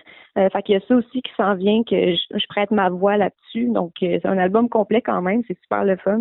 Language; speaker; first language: French; native; French